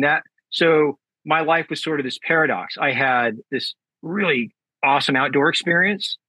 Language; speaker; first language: English; native; English